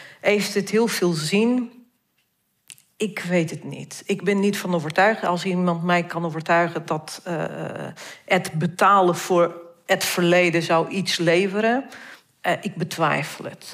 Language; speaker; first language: Dutch; non-native, fluent; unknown